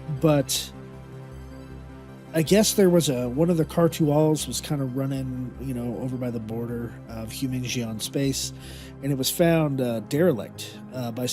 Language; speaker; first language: English; native; English